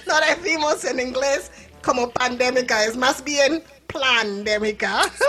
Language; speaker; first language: Spanish; non-native, fluent; English